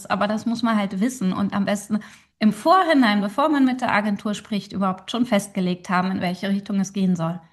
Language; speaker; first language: German; native; German